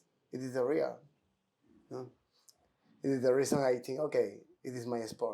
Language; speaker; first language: English; non-native, learner; Spanish